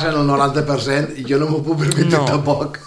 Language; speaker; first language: Catalan; native; Catalan